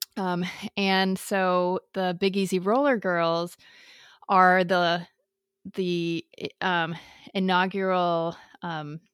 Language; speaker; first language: English; native; English